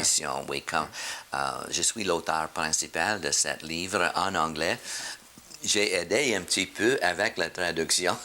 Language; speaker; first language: French; non-native, learner; English